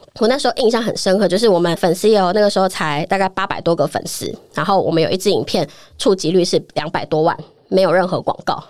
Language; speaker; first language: Chinese; native; Chinese